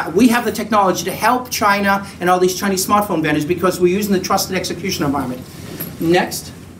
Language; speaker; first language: English; native; English